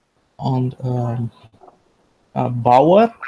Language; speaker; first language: German; non-native, learner; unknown